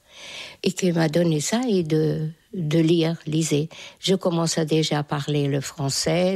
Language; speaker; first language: French; non-native, fluent; Hungarian